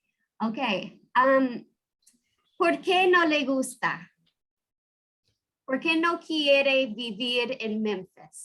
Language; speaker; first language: Spanish; non-native, fluent; English